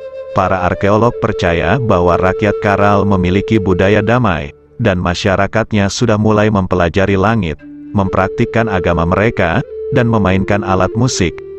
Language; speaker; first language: Indonesian; native; Indonesian